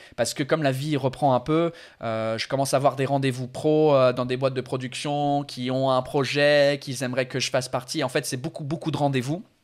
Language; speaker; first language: French; non-native, fluent; English